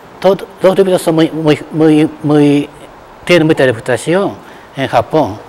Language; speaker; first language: Spanish; non-native, fluent; Japanese